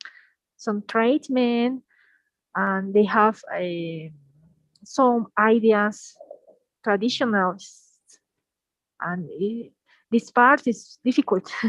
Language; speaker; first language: English; non-native, learner; Spanish